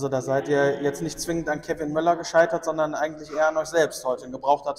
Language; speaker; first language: German; native; German